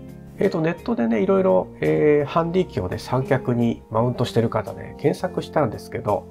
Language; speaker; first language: Japanese; native; Japanese